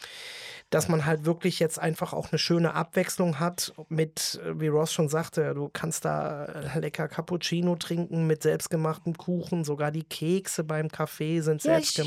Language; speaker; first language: German; native; German